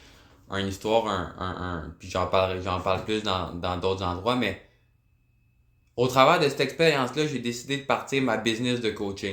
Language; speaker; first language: French; native; French